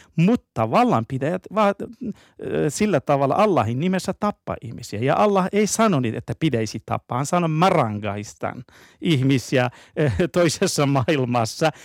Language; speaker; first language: Finnish; non-native, fluent; Persian